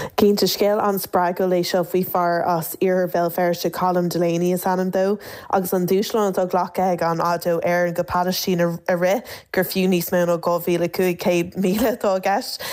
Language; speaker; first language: Irish; native; Irish